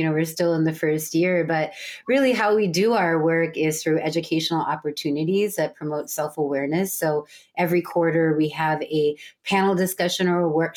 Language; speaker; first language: English; native; English